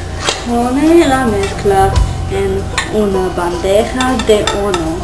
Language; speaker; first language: Spanish; non-native, learner; English